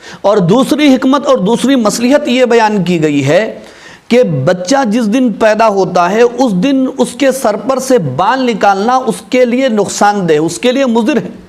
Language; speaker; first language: Urdu; native; Urdu